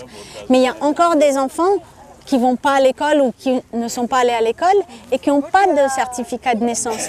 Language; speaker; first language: French; non-native, fluent; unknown